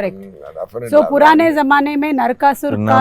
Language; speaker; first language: Telugu; native; Telugu